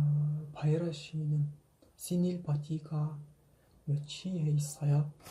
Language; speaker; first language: Korean; non-native, fluent; Kazakh